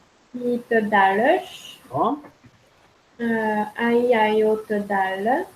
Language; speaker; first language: Albanian; non-native, learner; French